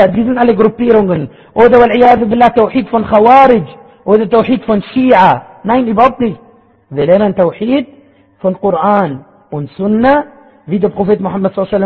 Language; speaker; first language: German; non-native, fluent; Arabic